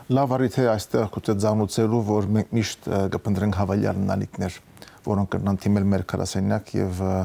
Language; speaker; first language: Armenian; early bilingual, heritage; Armenian